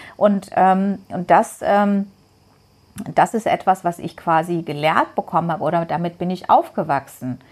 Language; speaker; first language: German; non-native, fluent; Persian